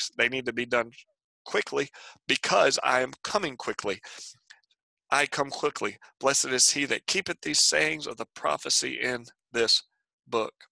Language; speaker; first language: English; native; English